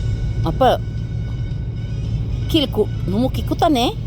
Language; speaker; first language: Korean; non-native, learner; Filipino